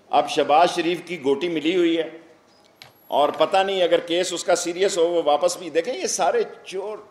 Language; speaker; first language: Urdu; non-native, local second language; Punjabi